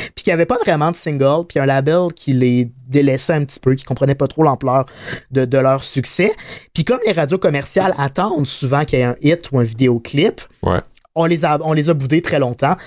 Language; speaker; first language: French; native; French